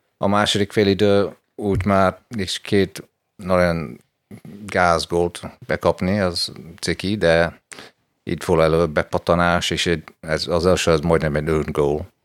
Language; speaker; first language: Hungarian; non-native, fluent; English